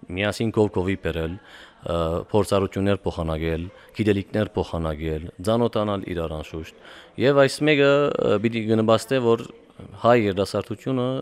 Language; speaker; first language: Armenian; early bilingual, heritage; Armenian